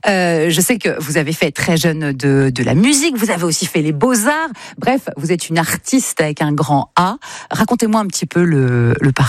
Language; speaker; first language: French; native; French